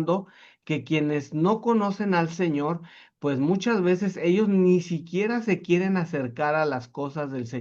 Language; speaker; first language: Spanish; native; Spanish